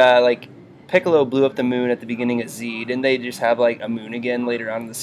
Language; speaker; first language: English; native; English